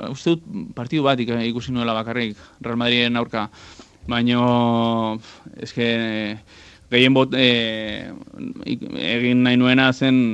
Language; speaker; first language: Basque; non-native, local second language; Spanish